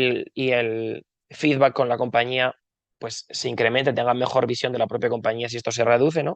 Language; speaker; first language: Spanish; native; Spanish